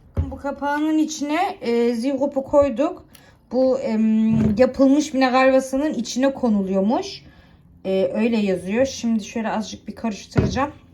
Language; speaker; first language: Turkish; early bilingual, heritage; Turkish